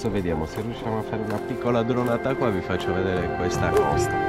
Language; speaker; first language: Italian; native; Italian